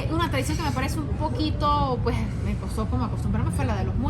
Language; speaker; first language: Spanish; native; Spanish